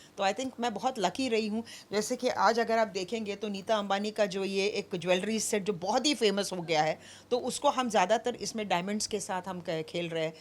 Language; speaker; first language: Hindi; non-native, local second language; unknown